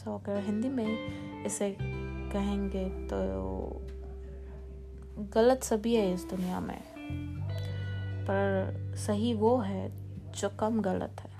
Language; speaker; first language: English; non-native, local second language; Gujarati